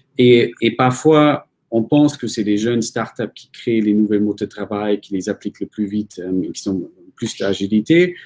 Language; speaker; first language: French; non-native, fluent; German